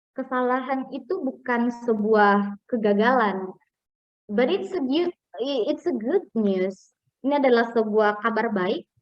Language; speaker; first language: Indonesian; non-native, local second language; Buginese